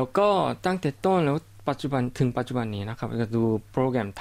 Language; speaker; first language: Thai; non-native, fluent; Korean